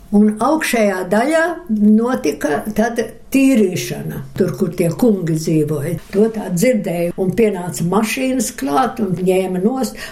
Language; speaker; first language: Latvian; early bilingual, other home language; Russian